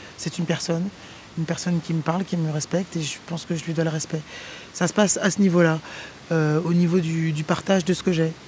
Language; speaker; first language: French; native; French